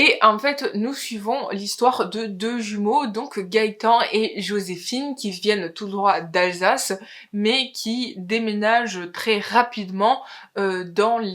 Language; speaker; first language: French; native; French